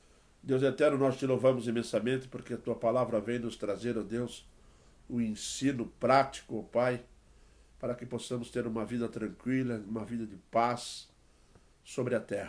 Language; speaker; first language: Portuguese; native; Portuguese